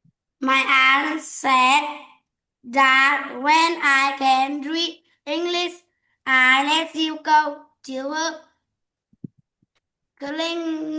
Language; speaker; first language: English; non-native, learner; Vietnamese